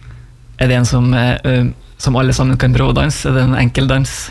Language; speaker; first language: Norwegian; native; Norwegian